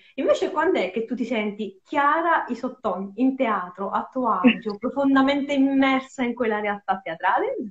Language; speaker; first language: Italian; native; Italian